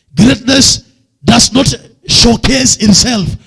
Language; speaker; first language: English; non-native, local second language; Swahili